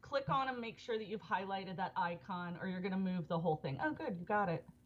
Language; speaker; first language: English; native; English